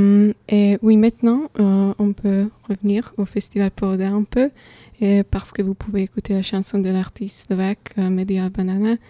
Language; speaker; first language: French; non-native, fluent; Slovak